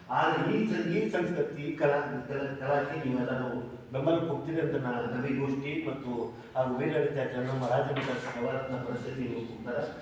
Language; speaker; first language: Kannada; non-native, local second language; Hindi